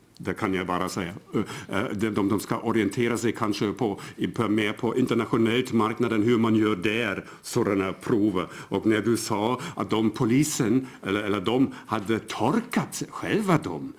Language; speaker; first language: Swedish; non-native, fluent; German